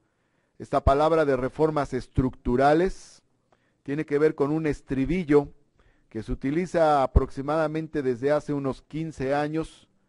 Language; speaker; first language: Spanish; native; Spanish